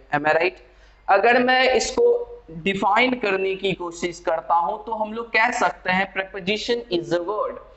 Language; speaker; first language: Hindi; native; Hindi